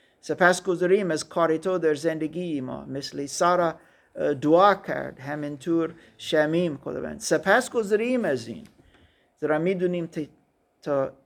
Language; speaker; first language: Persian; non-native, learner; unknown